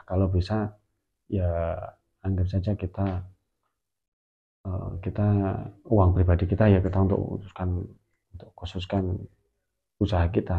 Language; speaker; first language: Indonesian; native; Indonesian